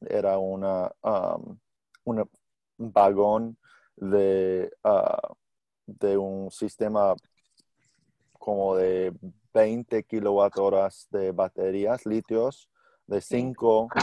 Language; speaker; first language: Spanish; non-native, learner; English